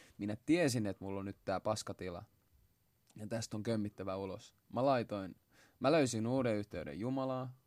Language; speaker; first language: Finnish; early bilingual, other home language; Swahili